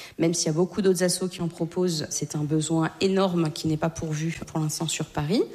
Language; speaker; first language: French; native; French